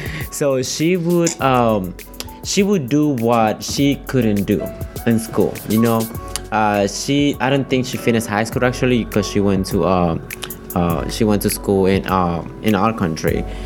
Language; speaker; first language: English; early bilingual, other home language; Spanish